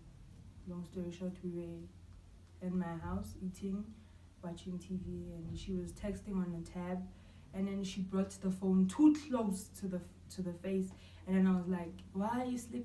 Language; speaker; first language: English; non-native, local second language; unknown